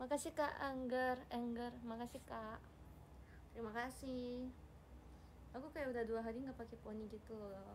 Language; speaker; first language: Indonesian; non-native, fluent; Japanese